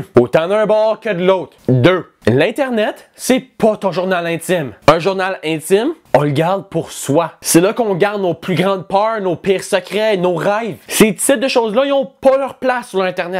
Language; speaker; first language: French; native; French